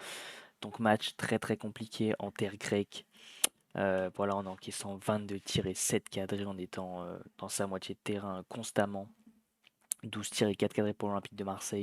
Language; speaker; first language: French; native; French